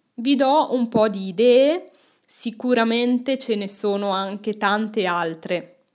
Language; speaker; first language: Italian; native; Italian